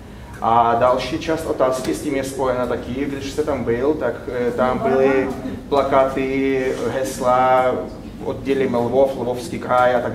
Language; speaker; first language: Czech; non-native, fluent; Russian